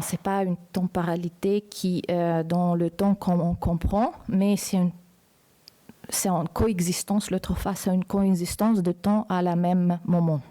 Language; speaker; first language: French; non-native, fluent; Uzbek